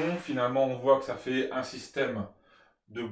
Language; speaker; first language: French; native; French